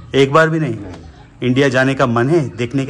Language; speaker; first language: Hindi; non-native, learner; Telugu